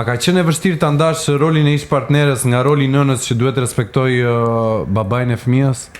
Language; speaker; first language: Albanian; native; Albanian